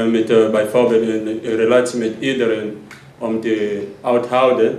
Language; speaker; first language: Dutch; non-native, learner; Lingala